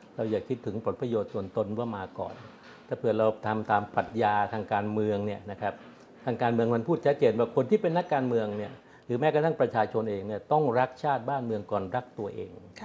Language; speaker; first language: Thai; native; Thai